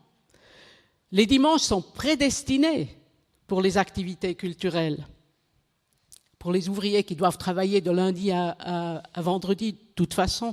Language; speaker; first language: French; non-native, local second language; German